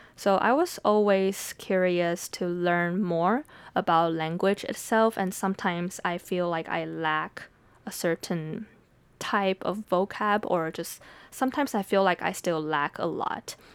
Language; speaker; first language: English; early bilingual, other home language; Chinese